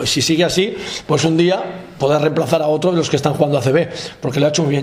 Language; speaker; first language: Spanish; native; Spanish